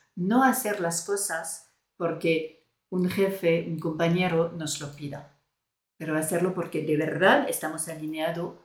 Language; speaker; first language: Spanish; non-native, fluent; French